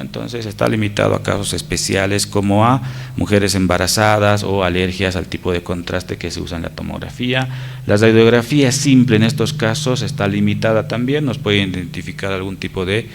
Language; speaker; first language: Spanish; native; Spanish